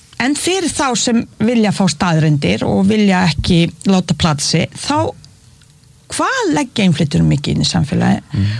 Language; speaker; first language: Icelandic; non-native, fluent; Bosnian